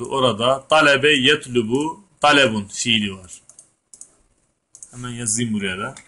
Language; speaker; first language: Turkish; native; Turkish